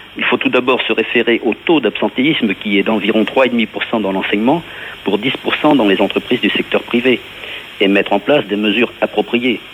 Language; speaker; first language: French; native; French